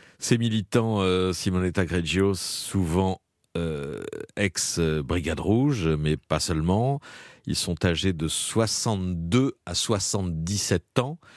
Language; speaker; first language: French; native; French